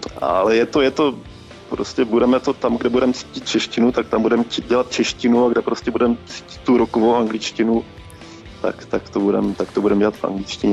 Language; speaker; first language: Czech; native; Czech